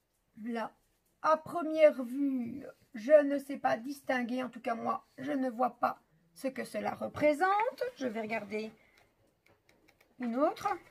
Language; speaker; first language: French; native; French